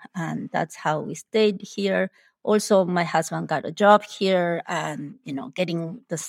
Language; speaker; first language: English; non-native, fluent; Spanish